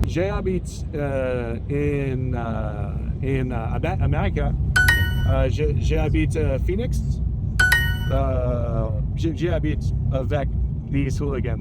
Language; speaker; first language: French; non-native, learner; English